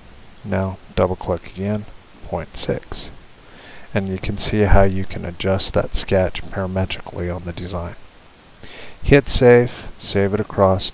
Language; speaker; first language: English; native; English